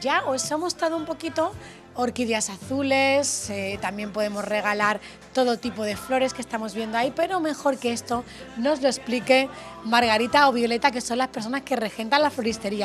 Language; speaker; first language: Spanish; native; Spanish